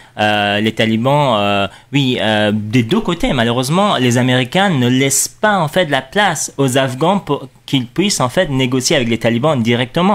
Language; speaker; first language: French; non-native, fluent; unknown